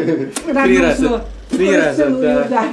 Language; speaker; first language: Russian; non-native, fluent; English